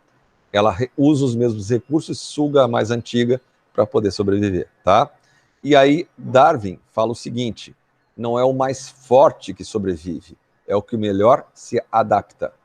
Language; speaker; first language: Portuguese; native; Portuguese